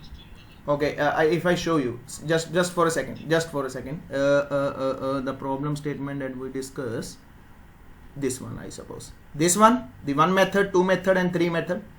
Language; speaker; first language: English; non-native, local second language; Hindi